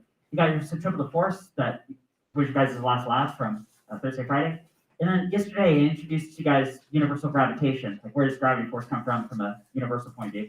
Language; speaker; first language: English; native; English